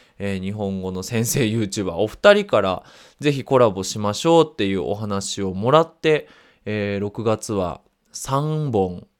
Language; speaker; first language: Japanese; native; Japanese